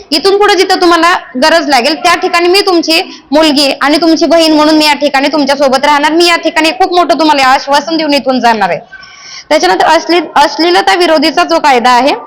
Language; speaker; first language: Marathi; native; Marathi